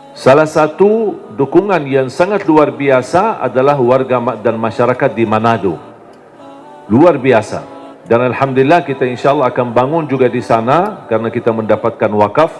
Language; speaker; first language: Indonesian; non-native, fluent; Arabic